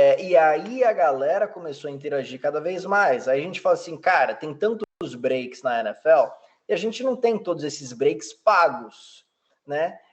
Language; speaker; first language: Portuguese; early bilingual, heritage; Portuguese